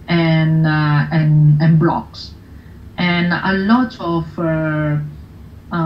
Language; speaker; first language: English; non-native, local second language; Cantonese